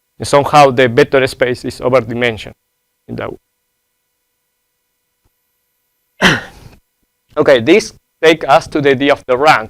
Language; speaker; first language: English; non-native, fluent; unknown